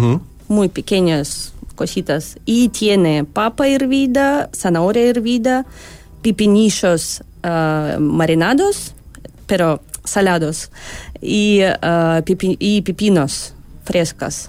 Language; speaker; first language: Spanish; non-native, learner; Russian